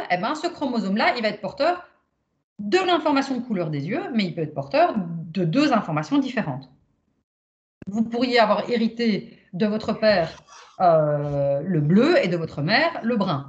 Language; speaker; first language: French; native; French